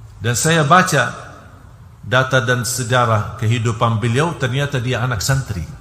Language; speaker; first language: Indonesian; non-native, fluent; Arabic